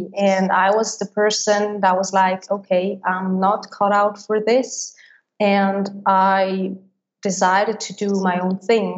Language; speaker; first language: English; non-native, fluent; Swiss German